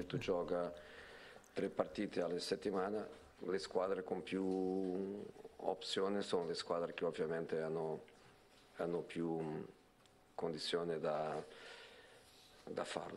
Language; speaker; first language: Italian; non-native, fluent; Portuguese